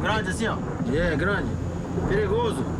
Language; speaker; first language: Portuguese; native; Portuguese